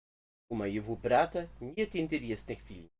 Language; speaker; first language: Russian; non-native, learner; English